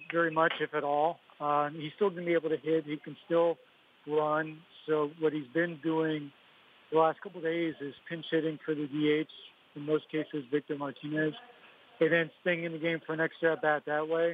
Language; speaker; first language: English; native; English